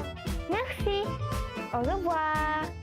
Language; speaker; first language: French; non-native, learner; Malay